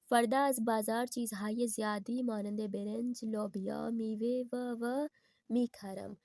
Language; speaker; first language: Persian; non-native, fluent; Urdu